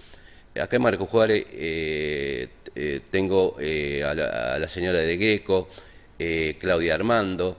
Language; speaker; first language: Spanish; native; Spanish